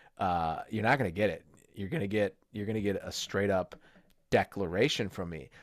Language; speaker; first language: English; native; English